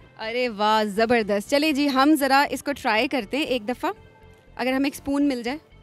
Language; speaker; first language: Urdu; non-native, local second language; Kashmiri